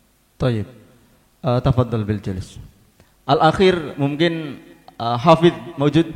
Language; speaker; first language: Arabic; non-native, learner; Indonesian